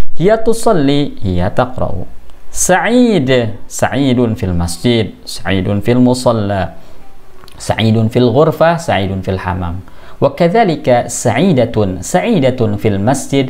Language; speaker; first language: Arabic; non-native, fluent; Indonesian